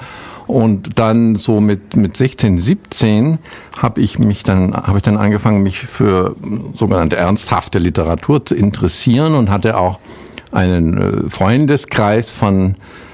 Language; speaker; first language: German; native; German